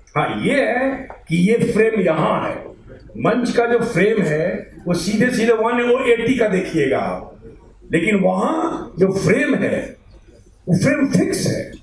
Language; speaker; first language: Hindi; native; Hindi